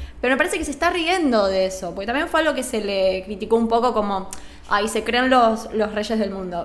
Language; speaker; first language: Spanish; native; Spanish